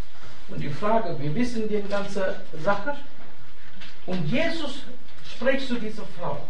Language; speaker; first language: German; non-native, fluent; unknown